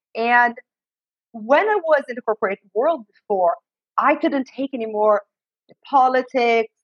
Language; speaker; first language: English; non-native, fluent; Portuguese